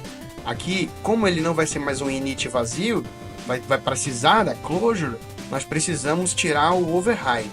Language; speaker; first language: Portuguese; native; Portuguese